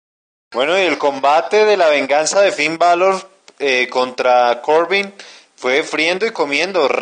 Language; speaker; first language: Spanish; native; Spanish